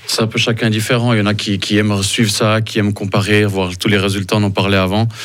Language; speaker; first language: French; native; French